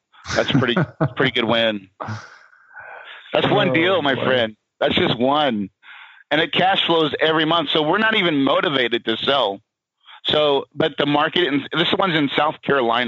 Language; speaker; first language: English; native; English